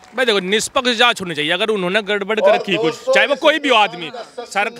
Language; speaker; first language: Hindi; native; Hindi